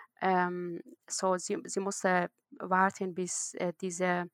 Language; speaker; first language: German; non-native, learner; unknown